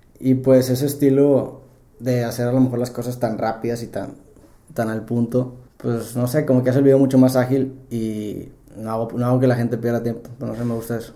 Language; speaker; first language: Spanish; native; Spanish